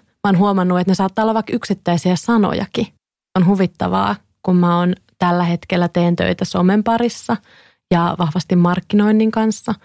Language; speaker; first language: Finnish; native; Finnish